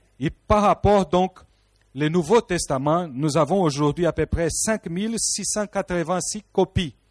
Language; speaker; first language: French; non-native, fluent; Portuguese